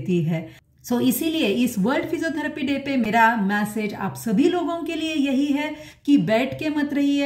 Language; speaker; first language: Hindi; non-native, local second language; Marathi